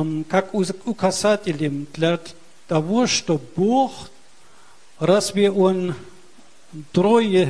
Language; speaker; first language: Russian; early bilingual, heritage; Russian